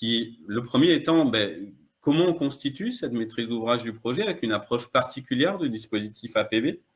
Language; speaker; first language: French; native; French